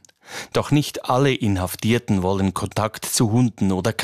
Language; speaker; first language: German; native; German